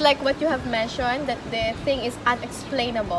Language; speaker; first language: English; non-native, fluent; Filipino